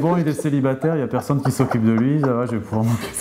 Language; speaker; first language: French; native; French